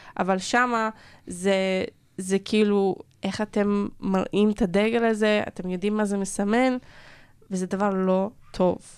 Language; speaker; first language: Hebrew; non-native, local second language; Arabic